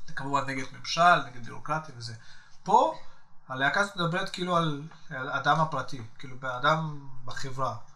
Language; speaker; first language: Hebrew; native; Hebrew